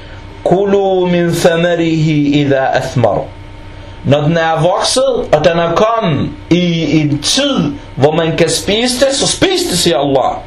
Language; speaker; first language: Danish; early bilingual, other home language; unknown